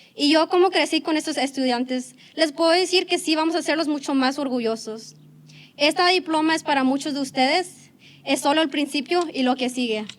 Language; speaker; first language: Spanish; early bilingual, heritage; Spanish